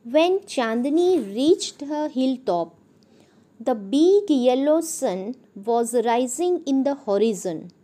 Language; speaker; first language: English; non-native, local second language; Gujarati